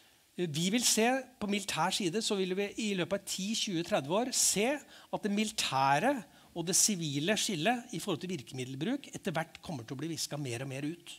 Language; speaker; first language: Norwegian; native; Norwegian